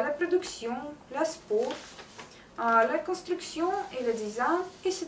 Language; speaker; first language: French; non-native, learner; Russian